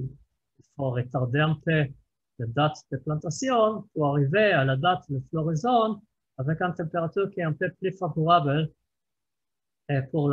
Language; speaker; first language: French; non-native, fluent; Hebrew